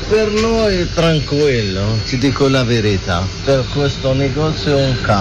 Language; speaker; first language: Italian; non-native, learner; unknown